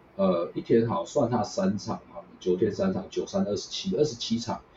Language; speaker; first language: Chinese; native; Chinese